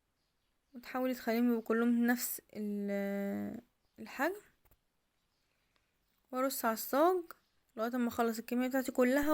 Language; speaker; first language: Arabic; native; Arabic